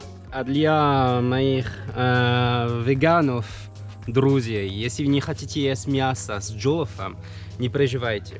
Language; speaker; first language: Russian; non-native, learner; French